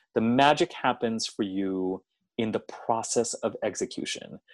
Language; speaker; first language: English; non-native, local second language; Hindi